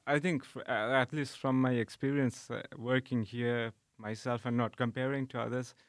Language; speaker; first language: English; non-native, local second language; Nepali